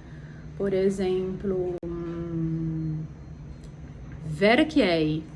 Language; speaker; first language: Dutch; non-native, fluent; Portuguese